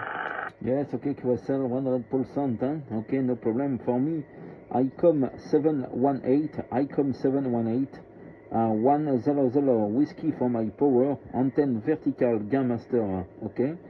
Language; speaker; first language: English; non-native, learner; French